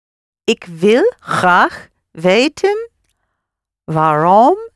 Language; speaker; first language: Dutch; non-native, learner; English